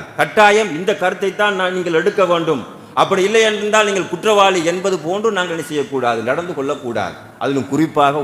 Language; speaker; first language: Tamil; native; Tamil